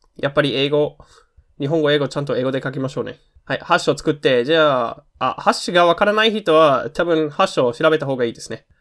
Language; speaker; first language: Japanese; non-native, fluent; German